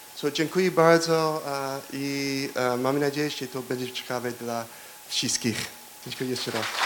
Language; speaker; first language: Polish; non-native, learner; English